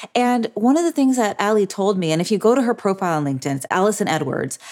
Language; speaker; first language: English; native; English